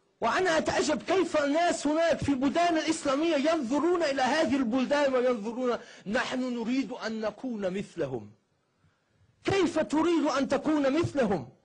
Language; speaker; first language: Arabic; non-native, fluent; German